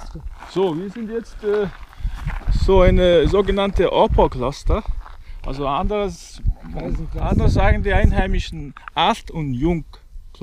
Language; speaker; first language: German; non-native, learner; Mongolian